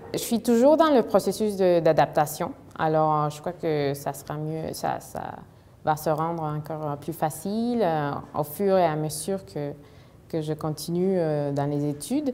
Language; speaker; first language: French; non-native, fluent; Spanish